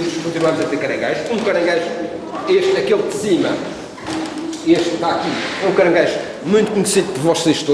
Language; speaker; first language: Portuguese; native; Portuguese